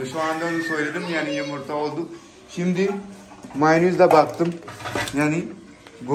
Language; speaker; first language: Turkish; non-native, learner; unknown